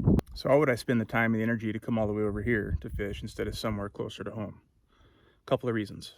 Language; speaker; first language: English; native; English